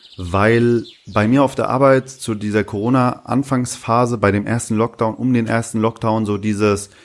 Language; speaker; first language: German; early bilingual, other home language; Turkish